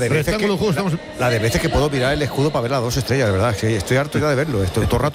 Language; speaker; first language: Spanish; native; Spanish